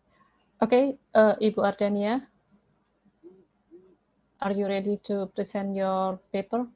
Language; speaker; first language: English; non-native, learner; Indonesian